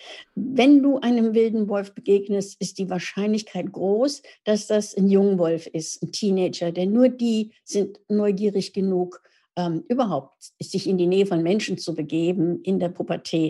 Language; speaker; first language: German; native; German